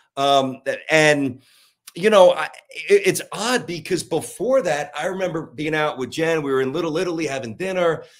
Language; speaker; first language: English; native; English